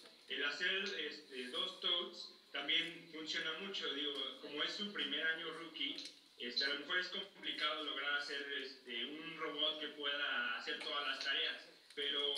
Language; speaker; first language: Spanish; native; Spanish